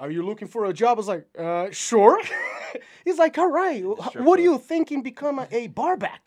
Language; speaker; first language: English; non-native, fluent; Portuguese